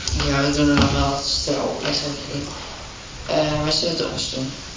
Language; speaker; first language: Dutch; native; Dutch